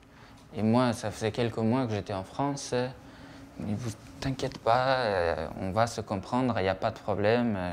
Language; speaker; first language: French; non-native, fluent; Persian